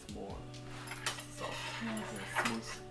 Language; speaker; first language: English; non-native, learner; Korean